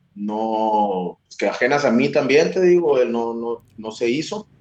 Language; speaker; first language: Spanish; native; Spanish